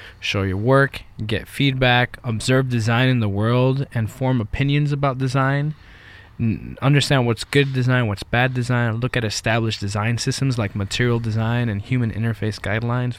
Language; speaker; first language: English; native; English